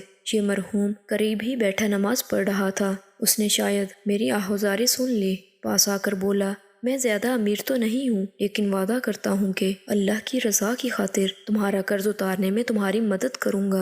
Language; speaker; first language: Urdu; native; Urdu